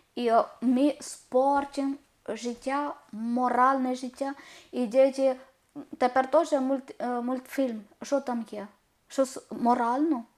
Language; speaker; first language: Ukrainian; non-native, learner; Malayalam